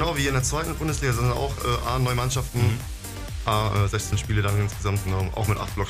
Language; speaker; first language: German; native; German